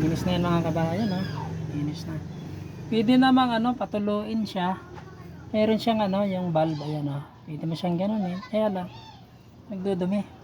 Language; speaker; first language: Filipino; native; Filipino